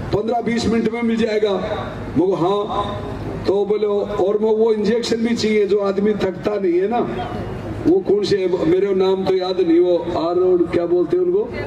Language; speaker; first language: Hindi; native; Hindi